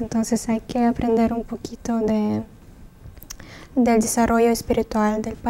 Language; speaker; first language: Spanish; non-native, learner; Russian